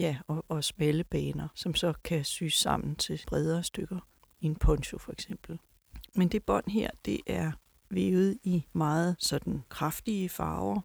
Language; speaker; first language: Danish; native; Danish